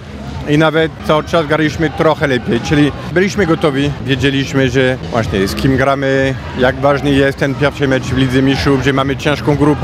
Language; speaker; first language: Polish; non-native, fluent; French